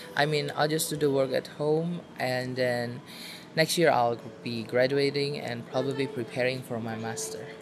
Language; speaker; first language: English; non-native, fluent; Indonesian